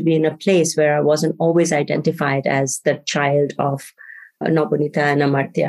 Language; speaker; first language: English; non-native, local second language; Bangla